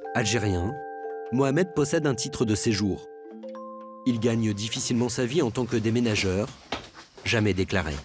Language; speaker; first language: French; native; French